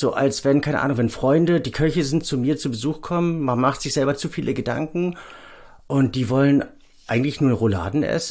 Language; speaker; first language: German; native; German